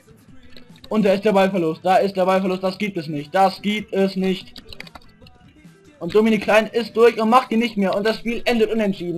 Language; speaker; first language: German; native; German